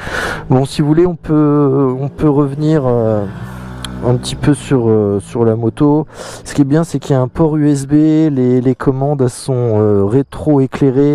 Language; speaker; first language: French; native; French